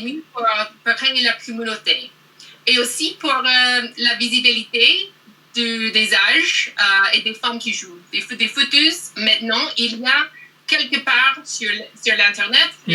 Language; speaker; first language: French; non-native, learner; English